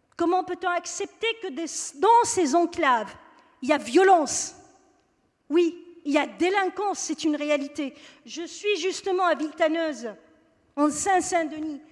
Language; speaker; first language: French; non-native, local second language; Kabyle